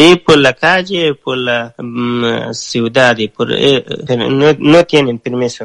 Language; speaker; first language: Spanish; non-native, learner; Persian